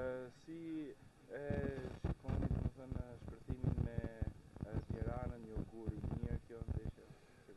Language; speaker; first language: Albanian; native; Albanian